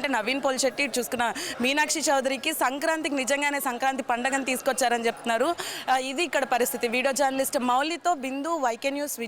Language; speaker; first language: Telugu; native; Telugu